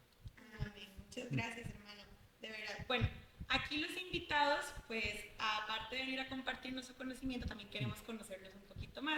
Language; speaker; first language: Spanish; native; Spanish